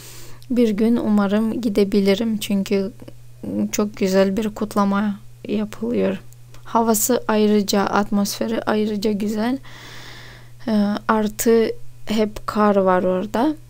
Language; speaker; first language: Turkish; non-native, fluent; Russian